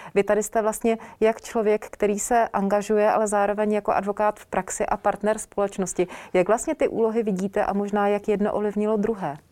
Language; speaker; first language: Czech; native; Czech